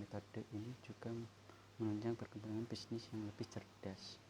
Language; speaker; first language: Indonesian; native; Indonesian